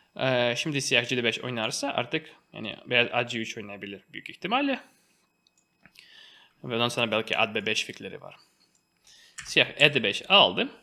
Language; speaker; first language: Turkish; non-native, fluent; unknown